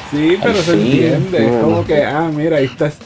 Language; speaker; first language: Spanish; native; Spanish